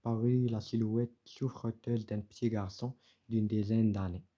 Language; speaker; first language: French; non-native, local second language; Arabic